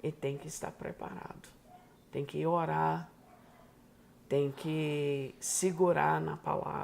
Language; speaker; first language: Portuguese; non-native, fluent; English